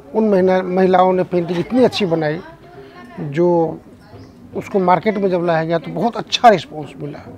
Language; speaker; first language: Hindi; native; Hindi